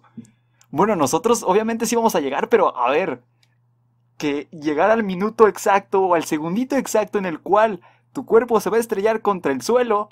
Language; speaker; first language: Spanish; native; Spanish